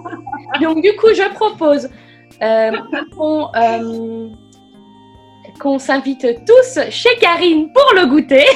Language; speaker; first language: French; native; French